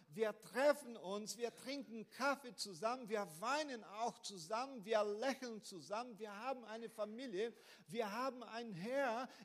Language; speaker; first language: German; non-native, fluent; Portuguese